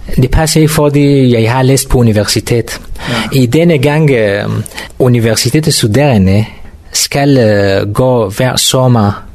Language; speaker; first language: Danish; non-native, learner; Kurdish